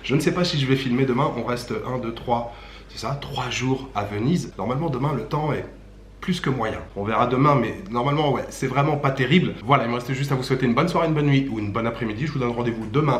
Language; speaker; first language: French; native; French